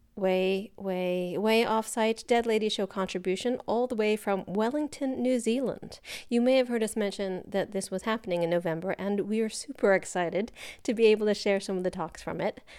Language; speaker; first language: English; native; English